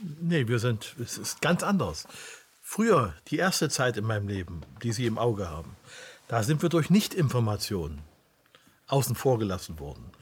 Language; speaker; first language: German; native; German